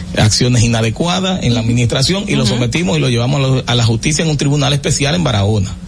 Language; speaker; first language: Spanish; native; Spanish